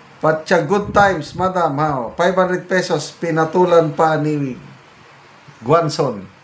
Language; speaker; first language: Filipino; native; Filipino